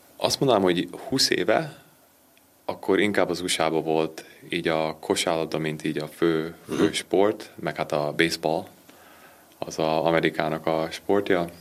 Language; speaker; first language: Hungarian; early bilingual, heritage; Hungarian